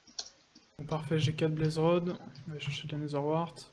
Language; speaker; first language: French; native; French